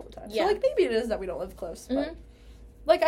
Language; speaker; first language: English; early bilingual, other home language; Spanish